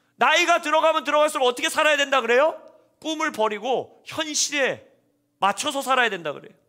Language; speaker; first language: Korean; native; Korean